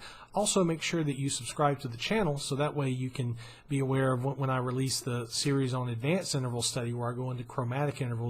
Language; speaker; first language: English; native; English